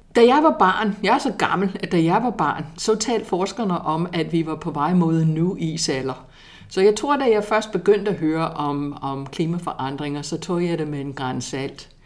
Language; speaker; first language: Danish; non-native, fluent; English